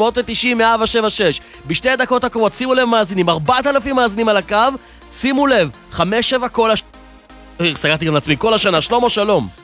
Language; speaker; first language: Hebrew; native; Hebrew